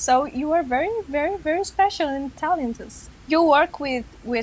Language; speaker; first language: English; non-native, learner; Portuguese